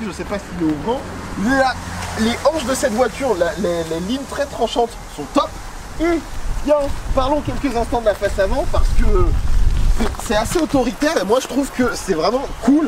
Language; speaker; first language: French; native; French